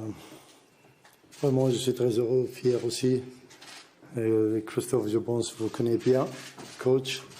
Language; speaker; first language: French; non-native, learner; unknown